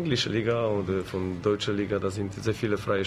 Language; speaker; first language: German; non-native, learner; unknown